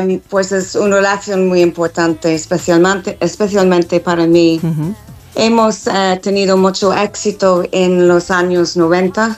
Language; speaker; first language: Spanish; non-native, fluent; English